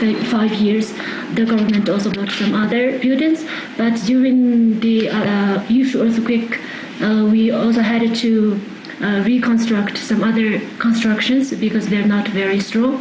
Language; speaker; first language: English; non-native, fluent; Tibetan